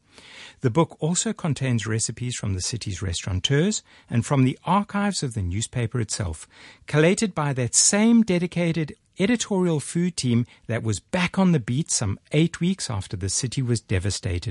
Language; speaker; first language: English; native; English